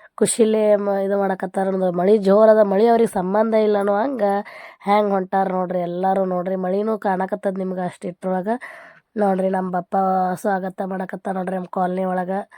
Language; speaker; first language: Kannada; native; Kannada